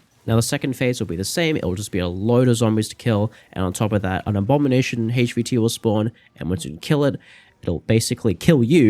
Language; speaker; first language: English; native; English